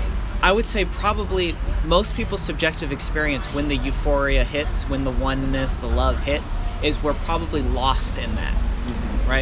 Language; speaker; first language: English; native; English